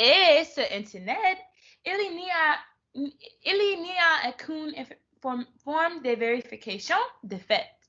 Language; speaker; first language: French; non-native, learner; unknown